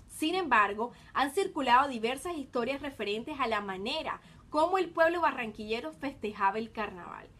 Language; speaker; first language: Spanish; native; Spanish